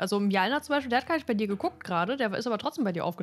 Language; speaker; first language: German; native; German